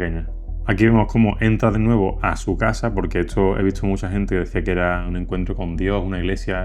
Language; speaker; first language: Spanish; native; Spanish